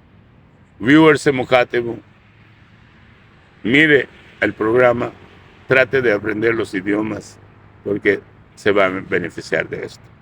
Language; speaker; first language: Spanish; non-native, fluent; Urdu